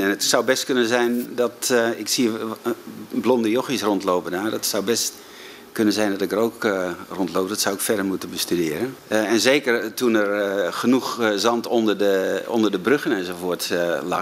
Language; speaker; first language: Dutch; native; Dutch